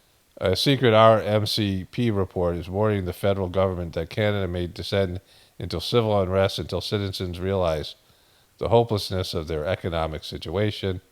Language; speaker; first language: English; native; English